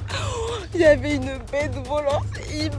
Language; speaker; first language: French; native; French